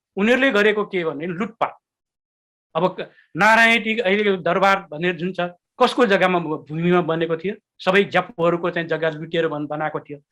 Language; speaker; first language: Nepali; non-native, local second language; Newari